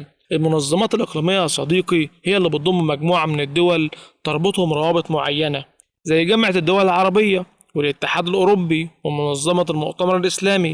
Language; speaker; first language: Arabic; native; Arabic